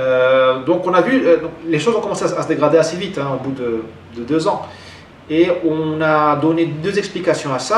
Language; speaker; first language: French; non-native, local second language; Arabic